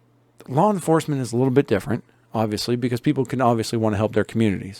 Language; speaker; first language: English; native; English